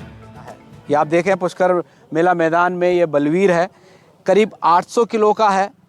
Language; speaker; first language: Hindi; native; Hindi